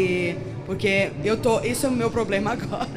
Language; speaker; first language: Portuguese; non-native, fluent; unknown